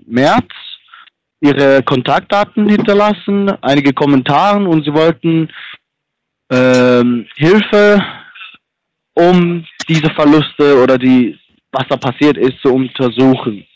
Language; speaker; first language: German; non-native, fluent; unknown